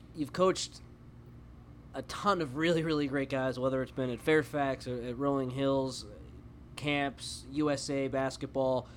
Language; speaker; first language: English; native; English